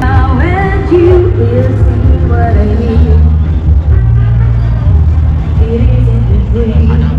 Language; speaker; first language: English; non-native, learner; Burmese